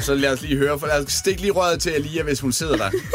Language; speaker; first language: Danish; native; Danish